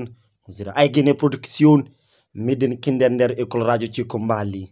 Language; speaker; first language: German; non-native, learner; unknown